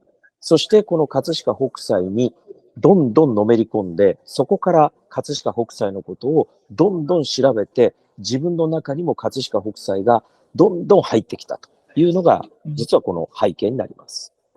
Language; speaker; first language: Japanese; native; Japanese